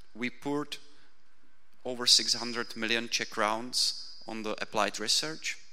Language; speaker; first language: English; non-native, fluent; Czech